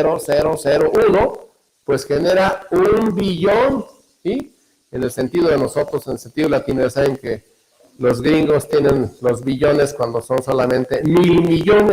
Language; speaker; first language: Spanish; native; Spanish